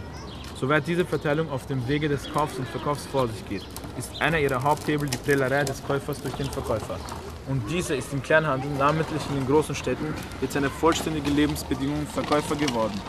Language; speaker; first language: German; native; German